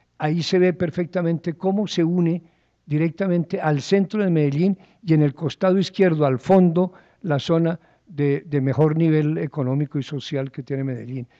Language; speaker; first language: Spanish; native; Spanish